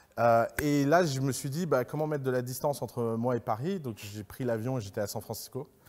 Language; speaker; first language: French; early bilingual, other home language; Arabic